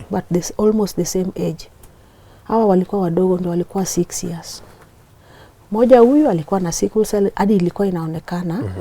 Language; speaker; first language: Swahili; non-native, local second language; Luo (Kenya and Tanzania)